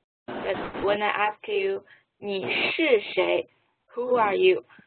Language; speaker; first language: English; non-native, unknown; Chinese